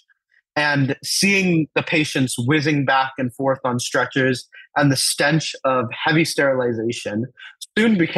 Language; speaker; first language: English; early bilingual, other home language; Telugu